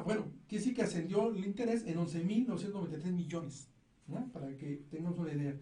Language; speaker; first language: Spanish; native; Spanish